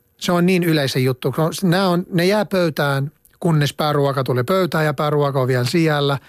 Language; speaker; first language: Finnish; non-native, fluent; Arabic